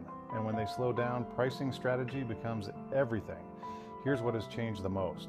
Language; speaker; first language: English; native; English